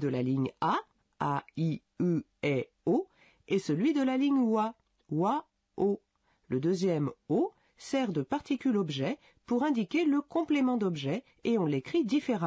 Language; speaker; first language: French; native; French